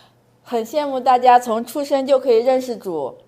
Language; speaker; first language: Chinese; native; Chinese